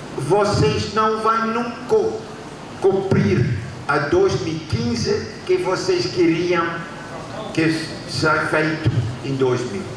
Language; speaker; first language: Portuguese; non-native, fluent; Dutch